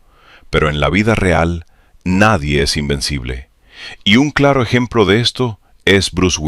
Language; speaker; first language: Spanish; native; Spanish